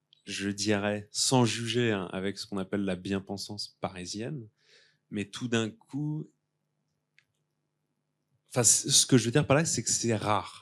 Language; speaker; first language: French; native; French